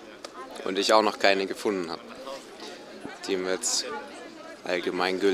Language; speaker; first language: German; native; German